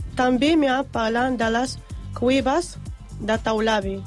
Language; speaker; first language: Catalan; non-native, learner; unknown